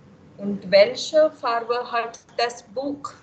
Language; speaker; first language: German; non-native, fluent; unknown